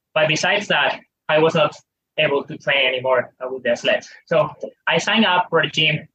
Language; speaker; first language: English; non-native, fluent; Spanish